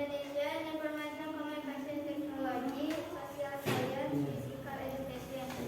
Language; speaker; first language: English; non-native, learner; Indonesian